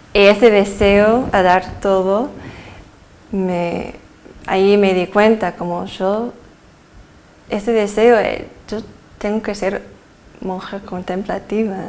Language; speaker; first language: Spanish; early bilingual, heritage; Spanish